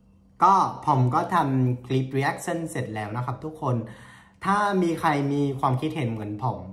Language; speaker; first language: Thai; non-native, fluent; Vietnamese